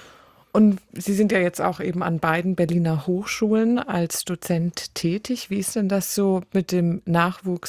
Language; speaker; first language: German; native; German